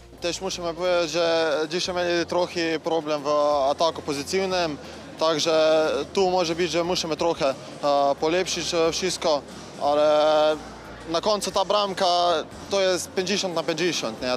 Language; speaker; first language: Polish; non-native, fluent; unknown